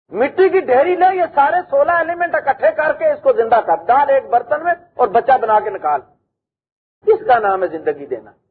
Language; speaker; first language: Urdu; non-native, local second language; Punjabi